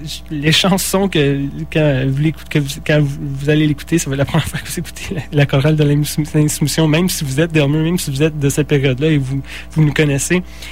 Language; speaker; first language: French; native; French